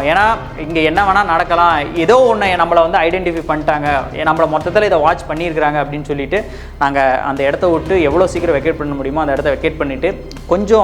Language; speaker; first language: Tamil; native; Tamil